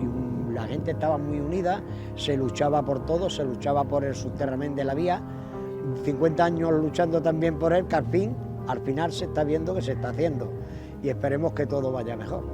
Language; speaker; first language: Spanish; native; Spanish